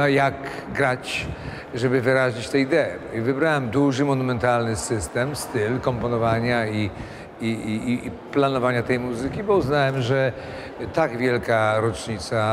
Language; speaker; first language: Polish; native; Polish